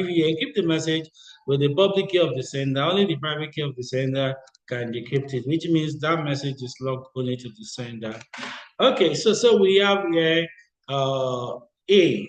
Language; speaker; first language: English; non-native, local second language; Yoruba